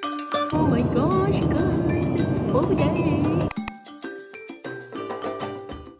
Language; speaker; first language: English; non-native, fluent; Indonesian